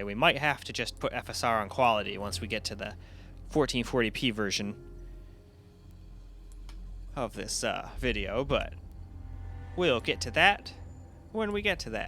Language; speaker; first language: English; native; English